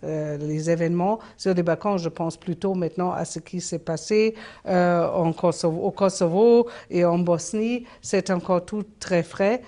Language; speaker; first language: French; non-native, fluent; German